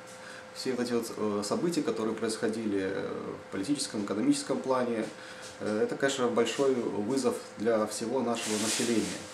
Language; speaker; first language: Russian; native; Russian